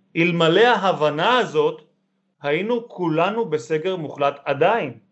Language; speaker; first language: Hebrew; native; Hebrew